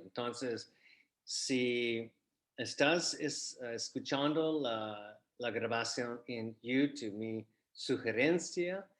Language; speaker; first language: Spanish; non-native, fluent; English